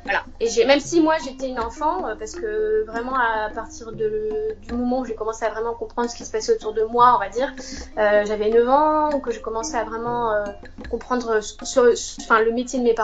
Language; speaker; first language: French; native; French